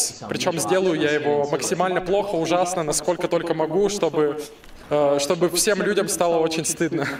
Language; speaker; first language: Russian; native; Russian